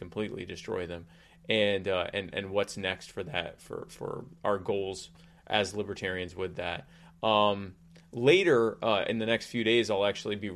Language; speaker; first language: English; native; English